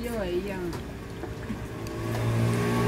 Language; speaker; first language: Chinese; non-native, local second language; Min Nan Chinese